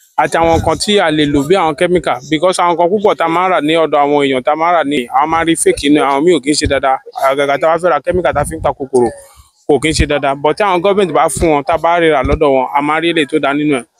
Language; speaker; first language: Yoruba; non-native, local second language; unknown